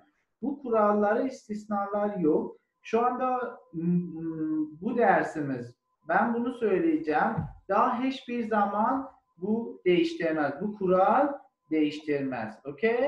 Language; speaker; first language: Turkish; non-native, learner; German